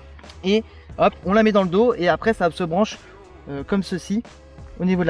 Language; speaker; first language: French; native; French